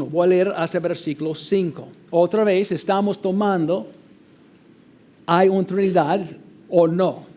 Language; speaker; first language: Spanish; non-native, fluent; English